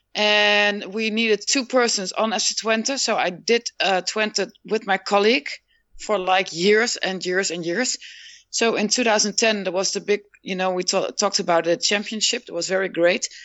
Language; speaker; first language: English; non-native, fluent; Dutch